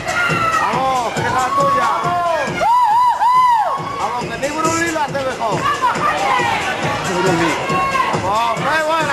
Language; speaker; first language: Spanish; native; Spanish